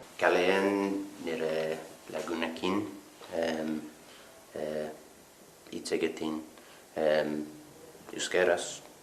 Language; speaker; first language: Basque; non-native, learner; English